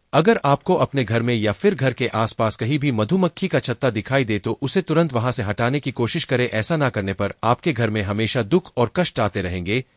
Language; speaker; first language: Hindi; non-native, local second language; Gujarati